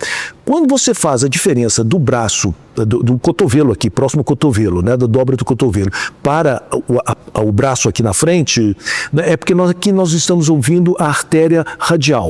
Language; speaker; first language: Portuguese; native; Portuguese